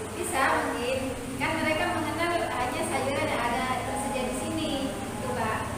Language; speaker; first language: Indonesian; non-native, local second language; Madurese